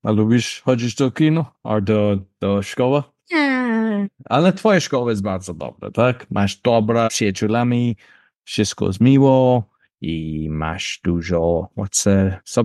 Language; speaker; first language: Polish; non-native, learner; English